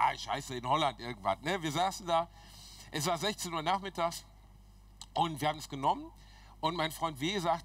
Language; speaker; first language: German; native; German